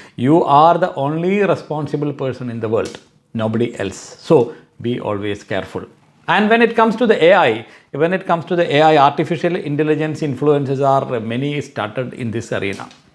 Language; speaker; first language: English; non-native, local second language; Malayalam